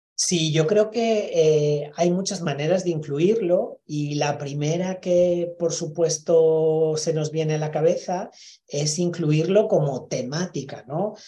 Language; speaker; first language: Spanish; native; Spanish